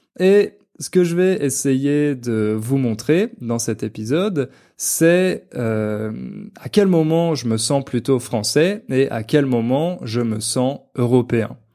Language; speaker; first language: French; native; French